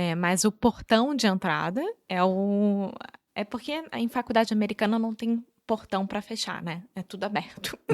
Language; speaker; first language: Portuguese; native; Portuguese